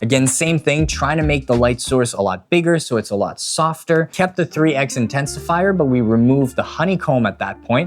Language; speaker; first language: English; native; English